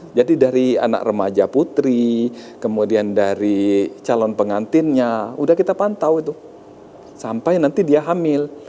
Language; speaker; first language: Indonesian; native; Indonesian